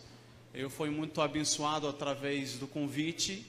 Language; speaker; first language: Portuguese; non-native, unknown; Arabic